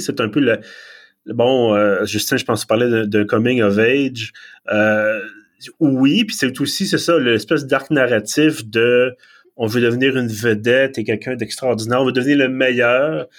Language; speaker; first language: French; native; French